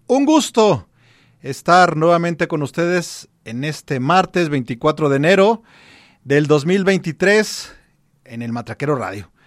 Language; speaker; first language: Spanish; native; Spanish